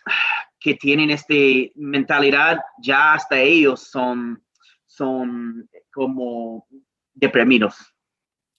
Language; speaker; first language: Spanish; non-native, learner; English